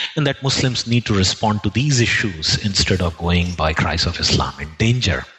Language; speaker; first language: English; non-native, local second language; Telugu